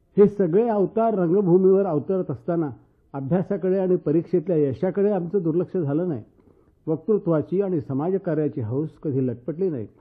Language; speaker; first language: Marathi; native; Marathi